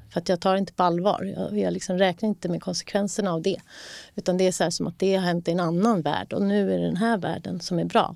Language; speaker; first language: Swedish; native; Swedish